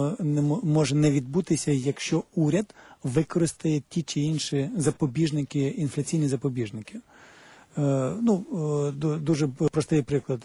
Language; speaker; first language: Ukrainian; native; Ukrainian